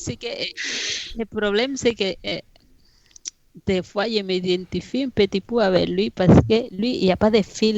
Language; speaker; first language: French; non-native, fluent; Spanish